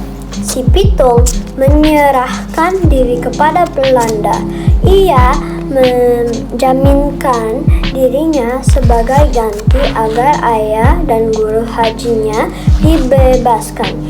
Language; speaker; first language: Indonesian; native; Indonesian